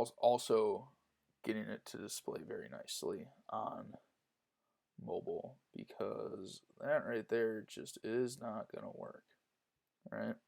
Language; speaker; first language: English; native; English